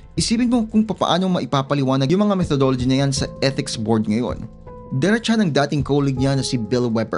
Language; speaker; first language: Filipino; native; Filipino